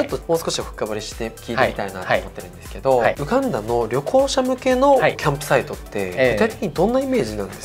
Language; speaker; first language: Japanese; native; Japanese